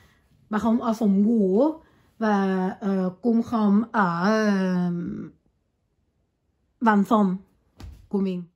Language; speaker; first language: Vietnamese; non-native, learner; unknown